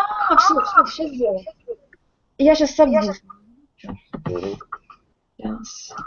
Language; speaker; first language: Russian; native; Russian